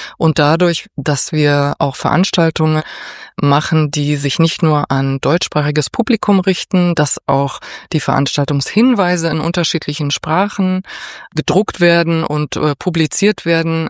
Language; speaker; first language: German; native; German